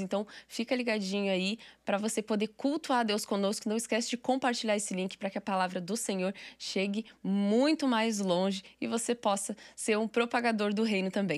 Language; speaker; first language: Portuguese; native; Portuguese